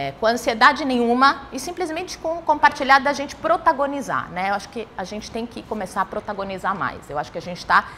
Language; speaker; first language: Portuguese; early bilingual, other home language; Spanish